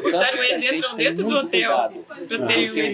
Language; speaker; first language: Portuguese; native; Portuguese